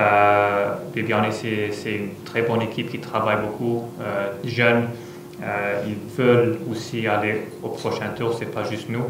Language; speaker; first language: French; non-native, fluent; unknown